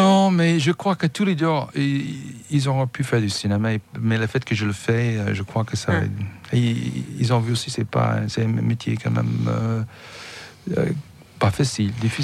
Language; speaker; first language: French; non-native, fluent; English